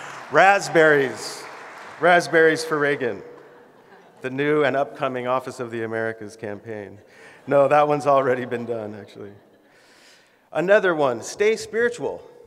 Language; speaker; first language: English; native; English